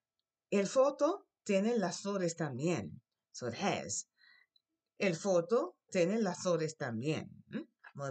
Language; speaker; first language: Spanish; non-native, learner; English